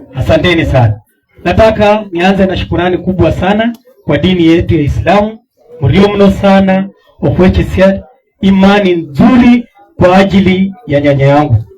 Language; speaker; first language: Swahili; non-native, local second language; Luyia